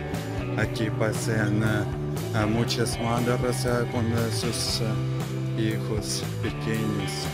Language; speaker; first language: Spanish; non-native, learner; Russian